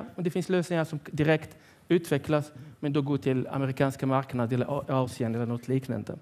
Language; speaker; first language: Swedish; non-native, fluent; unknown